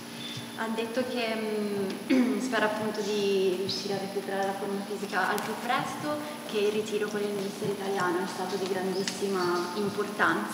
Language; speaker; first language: Italian; native; Italian